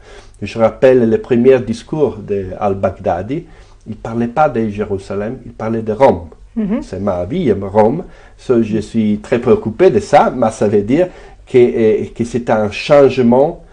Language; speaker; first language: French; non-native, fluent; Italian